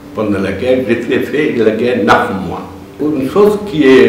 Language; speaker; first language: French; non-native, learner; Bangla